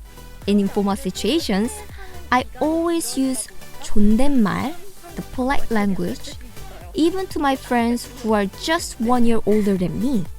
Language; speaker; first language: English; non-native, fluent; Korean